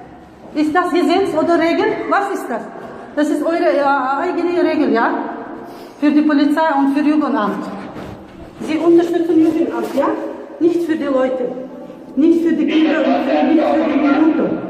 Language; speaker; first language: German; non-native, learner; Chechen